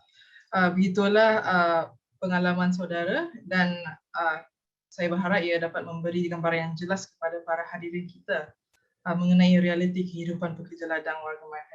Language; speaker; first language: Malay; native; Malay